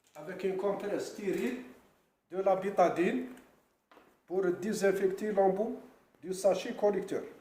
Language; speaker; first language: French; non-native, local second language; Arabic